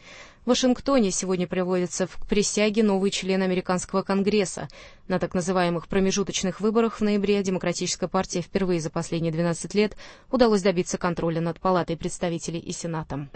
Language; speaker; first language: Russian; native; Russian